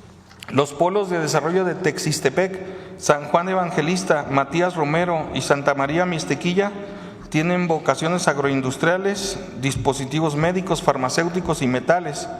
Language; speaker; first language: Spanish; native; Spanish